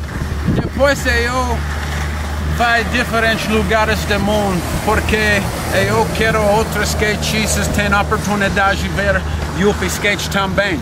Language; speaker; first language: Portuguese; non-native, learner; English